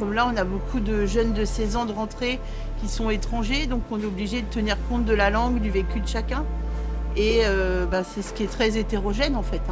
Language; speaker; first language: French; native; French